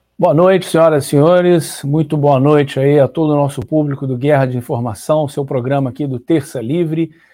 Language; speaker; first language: Portuguese; native; Portuguese